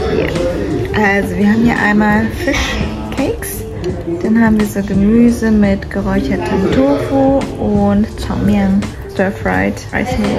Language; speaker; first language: German; early bilingual, other home language; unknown